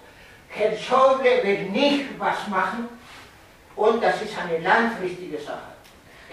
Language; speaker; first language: German; non-native, fluent; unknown